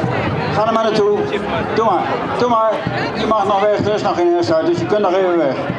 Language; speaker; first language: Dutch; native; Dutch